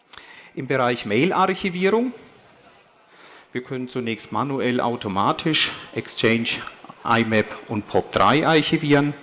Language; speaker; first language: German; native; German